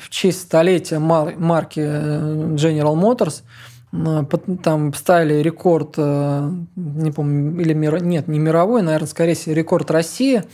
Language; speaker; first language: Russian; native; Russian